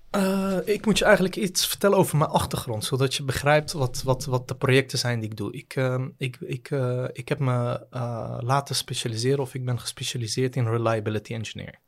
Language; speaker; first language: Dutch; native; Dutch